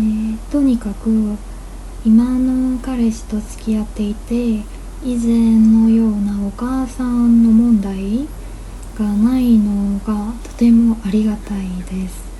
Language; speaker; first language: Japanese; non-native, fluent; Korean